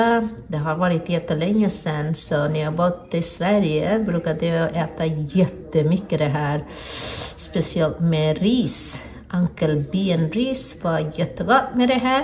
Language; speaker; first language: Swedish; non-native, fluent; Bangla